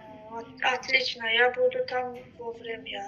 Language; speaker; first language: Russian; non-native, learner; Azerbaijani